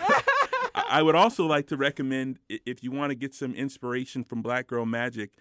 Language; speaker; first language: English; native; English